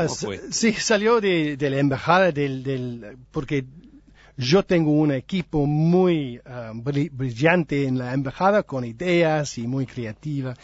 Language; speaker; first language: Spanish; non-native, learner; English